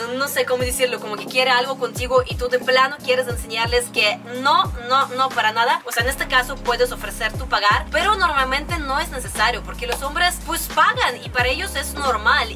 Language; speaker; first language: Spanish; non-native, fluent; Russian